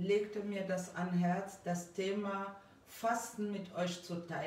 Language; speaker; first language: German; non-native, fluent; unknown